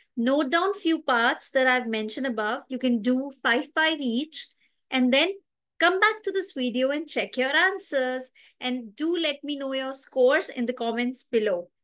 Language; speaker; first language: English; non-native, local second language; Hindi